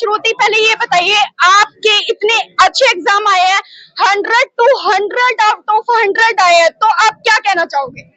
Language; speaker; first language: Hindi; native; Hindi